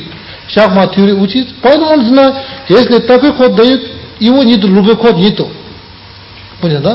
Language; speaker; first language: Russian; non-native, learner; Tibetan